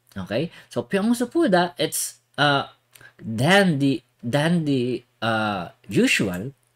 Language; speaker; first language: English; non-native, local second language; Filipino